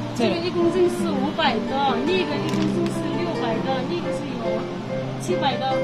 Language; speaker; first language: Chinese; non-native, learner; Nepali